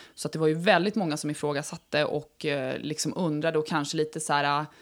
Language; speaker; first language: Swedish; native; Swedish